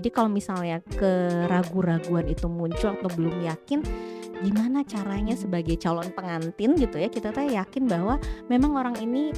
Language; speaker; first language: Indonesian; native; Indonesian